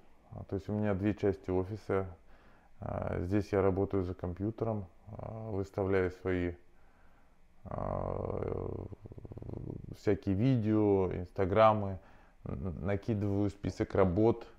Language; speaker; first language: Russian; native; Russian